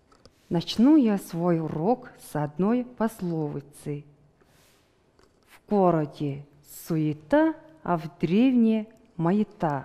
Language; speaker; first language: Russian; non-native, fluent; Mongolian